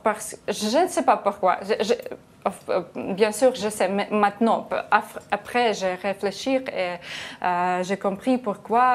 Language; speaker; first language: French; non-native, learner; Ukrainian